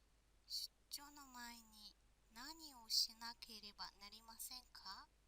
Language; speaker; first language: Japanese; non-native, fluent; Mongolian